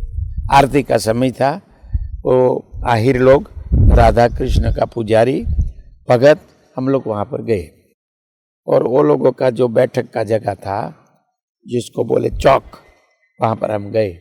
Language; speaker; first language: Hindi; non-native, local second language; Bangla